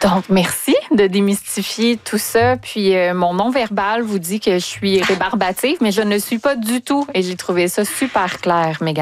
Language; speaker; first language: French; native; French